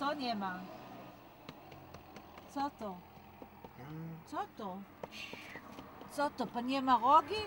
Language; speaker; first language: Polish; early bilingual, heritage; Hebrew